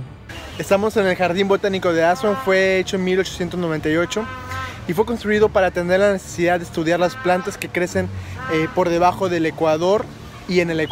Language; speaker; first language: Spanish; native; Spanish